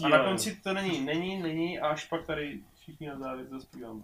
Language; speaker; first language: Czech; native; Czech